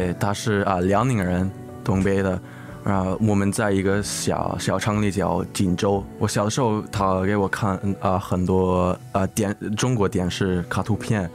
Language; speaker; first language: Chinese; early bilingual, heritage; English